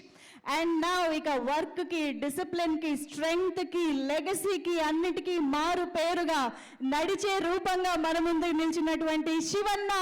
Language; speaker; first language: Telugu; native; Telugu